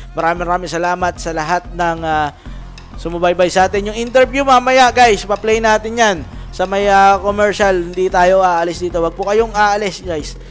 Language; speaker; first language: Filipino; native; Filipino